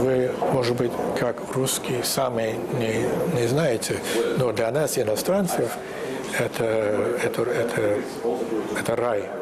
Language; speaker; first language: Russian; non-native, fluent; English